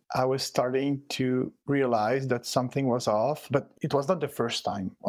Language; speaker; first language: English; non-native, fluent; French